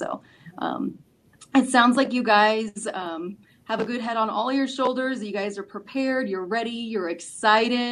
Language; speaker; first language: English; native; English